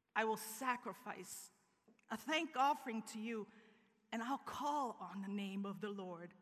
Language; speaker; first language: English; early bilingual, other home language; Spanish